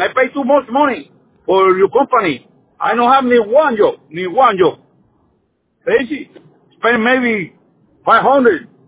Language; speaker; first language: English; non-native, learner; Spanish